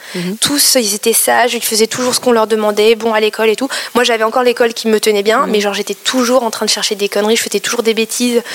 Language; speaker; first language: French; native; French